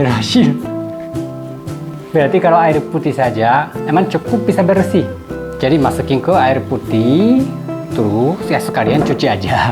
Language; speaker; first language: Indonesian; non-native, fluent; Japanese